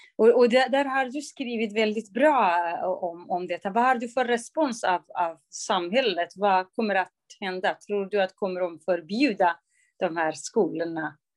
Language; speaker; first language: Swedish; non-native, local second language; Kurdish